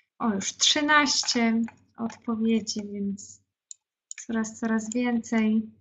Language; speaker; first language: Polish; native; Polish